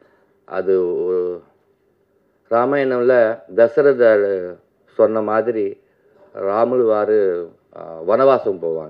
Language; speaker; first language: Tamil; non-native, learner; Telugu